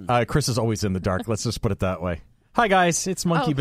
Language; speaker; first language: English; native; English